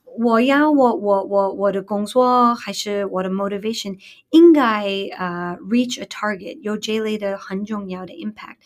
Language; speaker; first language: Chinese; non-native, fluent; English